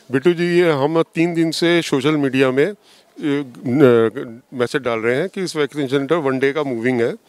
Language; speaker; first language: Hindi; native; Hindi